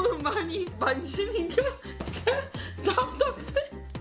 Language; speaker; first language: Korean; early bilingual, heritage; English